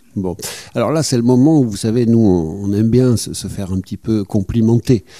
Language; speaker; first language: French; native; French